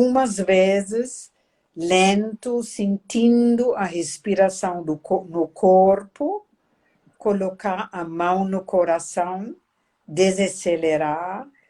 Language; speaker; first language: Portuguese; non-native, fluent; German